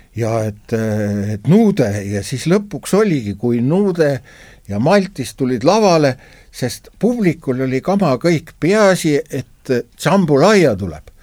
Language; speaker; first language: Estonian; native; Estonian